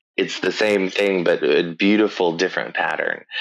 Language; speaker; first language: English; native; English